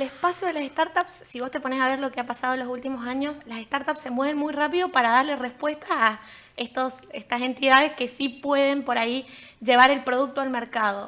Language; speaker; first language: Spanish; native; Spanish